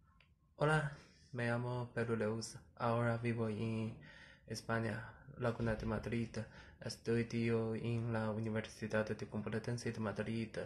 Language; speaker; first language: Spanish; non-native, learner; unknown